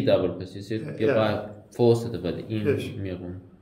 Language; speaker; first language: Danish; non-native, learner; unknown